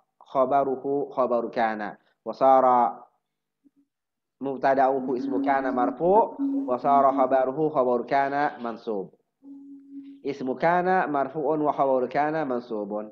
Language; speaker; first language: Arabic; non-native, fluent; Indonesian